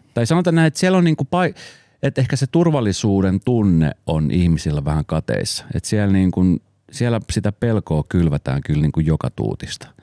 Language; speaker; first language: Finnish; early bilingual, other home language; Spanish